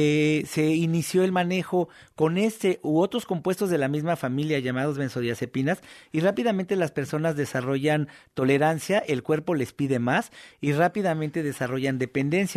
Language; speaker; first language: Spanish; native; Spanish